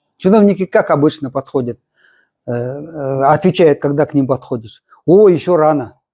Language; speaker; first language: Russian; non-native, local second language; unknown